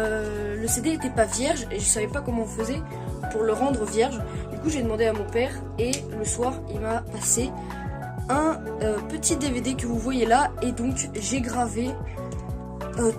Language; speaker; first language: French; native; French